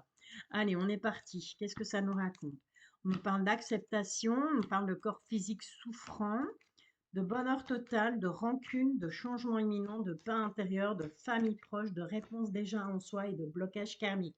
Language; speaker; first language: French; native; French